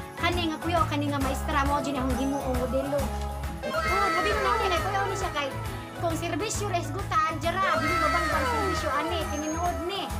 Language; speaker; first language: Cebuano; native; Cebuano